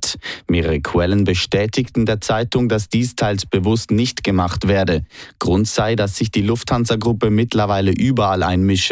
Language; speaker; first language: German; native; German